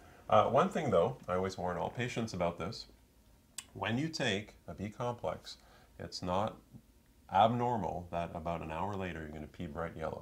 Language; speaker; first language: English; native; English